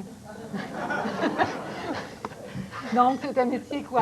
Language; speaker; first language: French; native; French